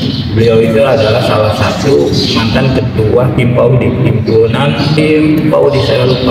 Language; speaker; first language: Indonesian; native; Indonesian